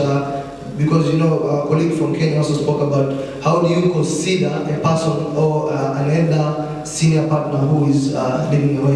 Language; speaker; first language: English; non-native, local second language; Swahili